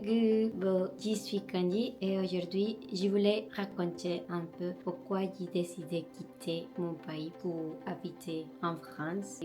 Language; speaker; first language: French; non-native, learner; Spanish